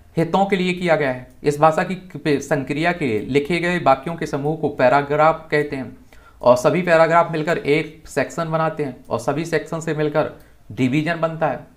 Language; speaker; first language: Hindi; native; Hindi